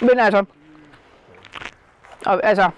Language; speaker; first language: Danish; native; Danish